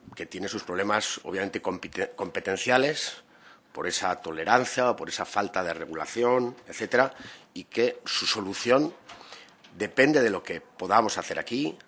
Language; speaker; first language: Spanish; native; Spanish